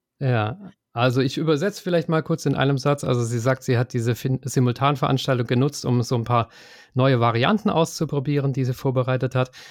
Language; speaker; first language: German; native; German